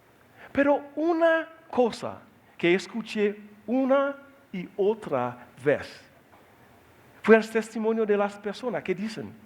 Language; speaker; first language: Spanish; non-native, learner; Haitian Creole